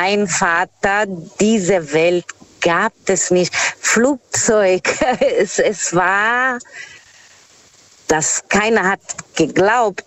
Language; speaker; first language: German; non-native, fluent; Portuguese